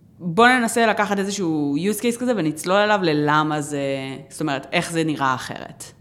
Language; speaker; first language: Hebrew; native; Hebrew